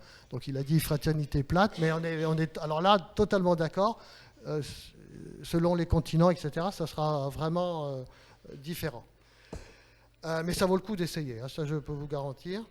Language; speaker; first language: French; native; French